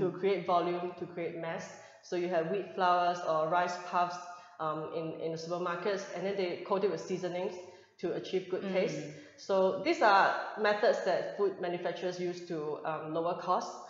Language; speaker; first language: English; non-native, local second language; Cantonese